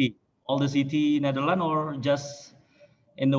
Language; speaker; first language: English; non-native, learner; Indonesian